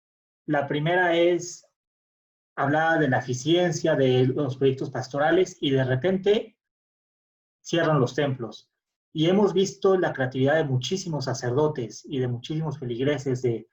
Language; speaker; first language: Spanish; native; Spanish